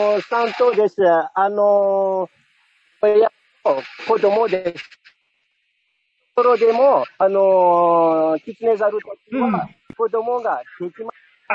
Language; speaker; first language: Japanese; non-native, fluent; Malagasy